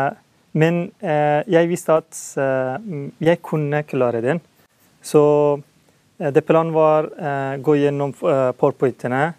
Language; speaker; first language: Norwegian; non-native, learner; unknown